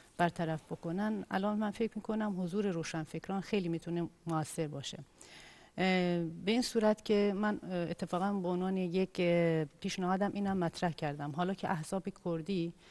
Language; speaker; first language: Persian; non-native, local second language; Kurdish